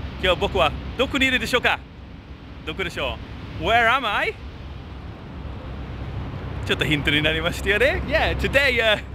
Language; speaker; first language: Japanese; non-native, fluent; English